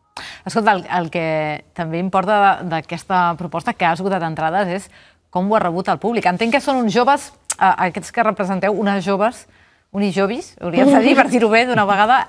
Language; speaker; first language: Catalan; native; Catalan